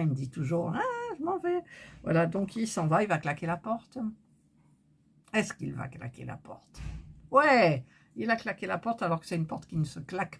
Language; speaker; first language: French; native; French